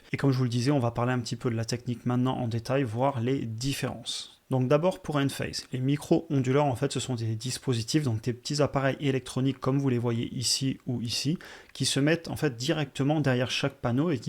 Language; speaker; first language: French; native; French